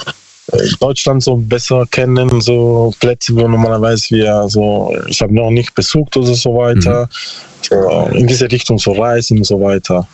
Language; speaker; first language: German; non-native, learner; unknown